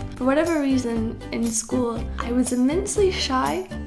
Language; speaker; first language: English; native; English